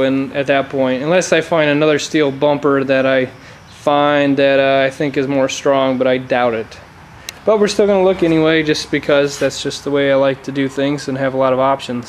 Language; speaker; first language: English; native; English